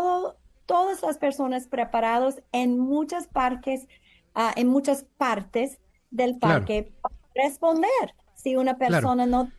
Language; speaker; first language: Spanish; non-native, fluent; English